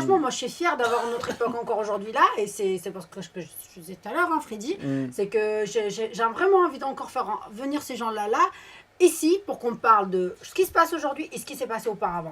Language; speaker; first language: French; native; French